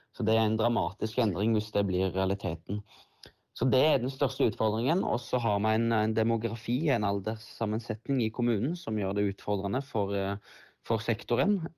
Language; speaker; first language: Norwegian; native; Norwegian